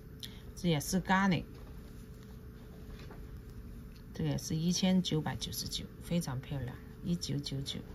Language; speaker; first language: Chinese; non-native, local second language; Cantonese